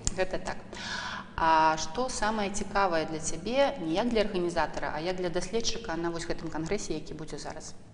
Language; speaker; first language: Belarusian; native; Belarusian